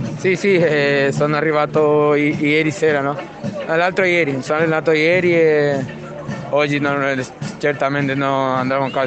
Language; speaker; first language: Italian; non-native, fluent; Spanish